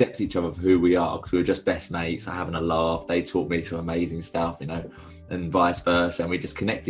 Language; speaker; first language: English; native; English